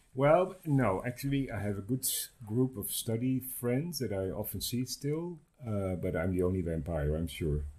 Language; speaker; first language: English; non-native, fluent; Dutch